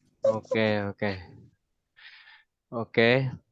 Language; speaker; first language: English; non-native, fluent; Vietnamese